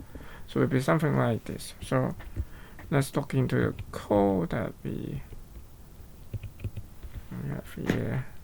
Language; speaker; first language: English; non-native, fluent; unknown